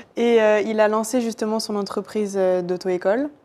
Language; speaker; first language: French; native; French